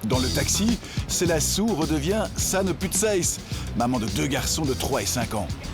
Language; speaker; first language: French; native; French